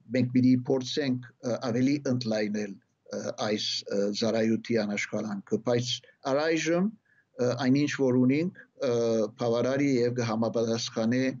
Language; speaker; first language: Armenian; early bilingual, heritage; Armenian